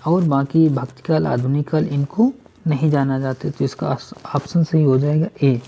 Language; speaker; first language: Hindi; native; Hindi